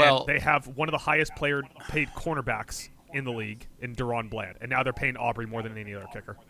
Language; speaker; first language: English; native; English